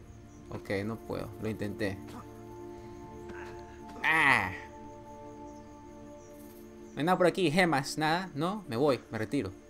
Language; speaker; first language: Spanish; native; Spanish